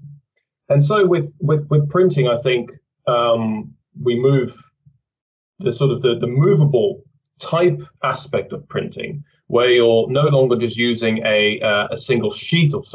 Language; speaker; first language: English; early bilingual, other home language; Dutch